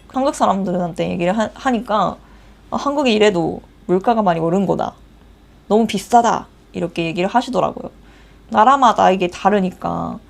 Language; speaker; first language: Korean; non-native, fluent; Japanese